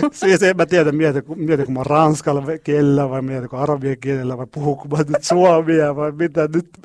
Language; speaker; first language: Finnish; non-native, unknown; Arabic